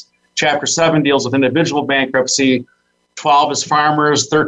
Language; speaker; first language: English; native; English